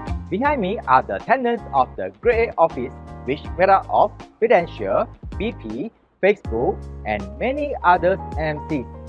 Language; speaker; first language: English; non-native, local second language; Chinese